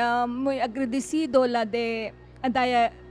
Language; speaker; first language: Spanish; non-native, learner; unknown